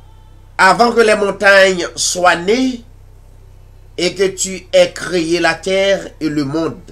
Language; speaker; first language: French; non-native, local second language; Haitian Creole